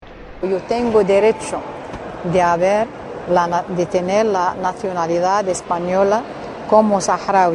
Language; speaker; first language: Spanish; non-native, fluent; Arabic